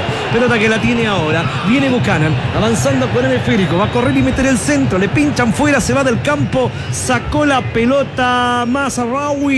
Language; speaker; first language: Spanish; native; Spanish